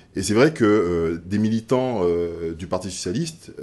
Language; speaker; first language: French; native; French